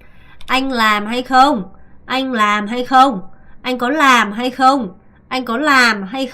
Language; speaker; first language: Vietnamese; non-native, fluent; Korean